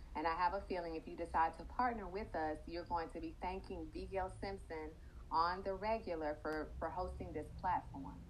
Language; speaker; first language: English; native; English